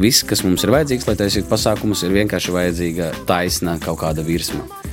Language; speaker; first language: Latvian; non-native, local second language; Russian